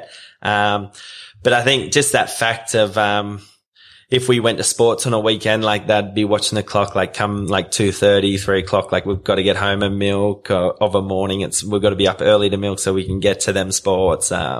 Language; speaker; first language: English; native; English